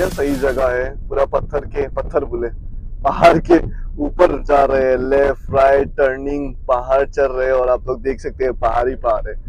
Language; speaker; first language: Hindi; non-native, local second language; Assamese